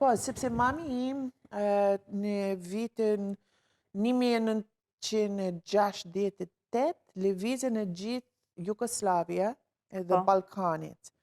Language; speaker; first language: Albanian; non-native, learner; English